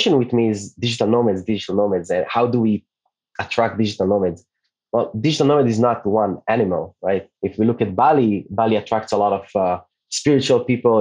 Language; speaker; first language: English; non-native, fluent; Hebrew